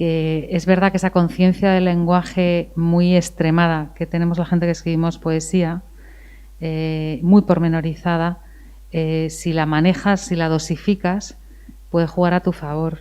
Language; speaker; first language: Spanish; native; Spanish